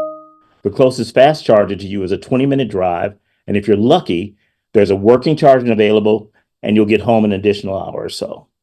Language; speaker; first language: English; native; English